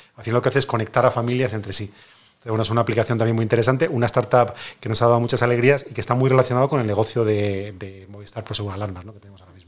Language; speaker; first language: Spanish; native; Spanish